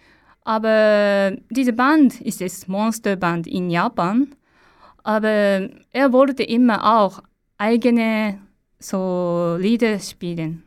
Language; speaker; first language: German; non-native, learner; Japanese